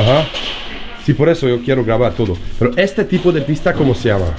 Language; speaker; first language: Spanish; non-native, learner; Hungarian